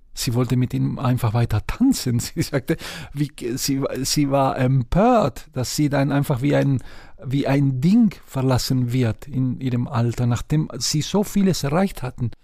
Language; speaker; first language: German; non-native, fluent; Spanish